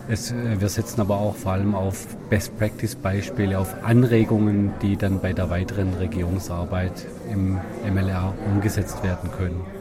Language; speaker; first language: German; native; German